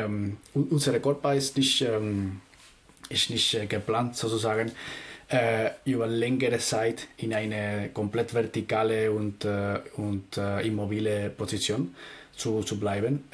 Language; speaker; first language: German; non-native, fluent; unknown